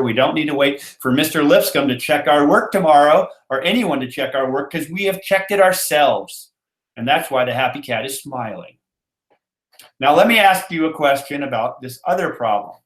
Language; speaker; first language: English; native; English